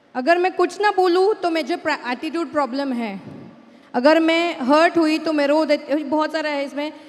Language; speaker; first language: Hindi; non-native, local second language; Marathi